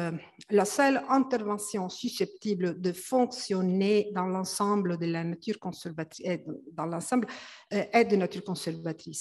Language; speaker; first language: French; non-native, fluent; Italian